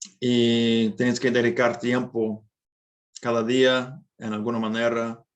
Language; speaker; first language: Spanish; non-native, fluent; English